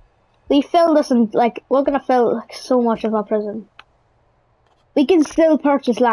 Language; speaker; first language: English; native; English